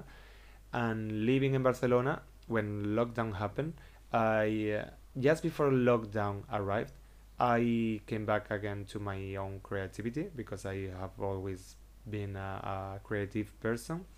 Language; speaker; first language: English; non-native, fluent; Spanish